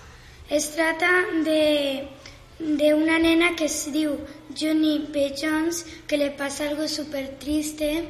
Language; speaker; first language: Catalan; non-native, local second language; Spanish